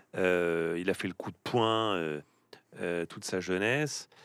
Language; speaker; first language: French; native; French